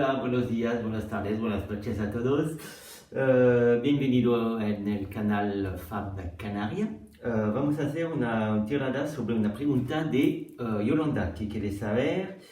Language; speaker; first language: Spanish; non-native, learner; French